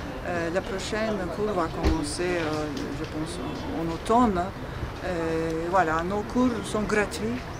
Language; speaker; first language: French; non-native, fluent; Turkish